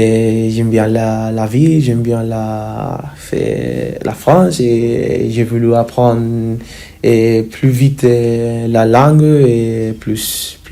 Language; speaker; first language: French; non-native, fluent; Spanish